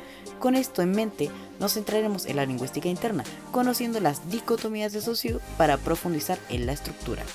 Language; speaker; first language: Spanish; native; Spanish